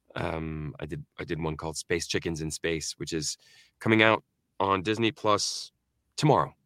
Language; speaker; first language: English; early bilingual, other home language; Norwegian